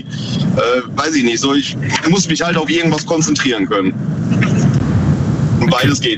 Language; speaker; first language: German; native; German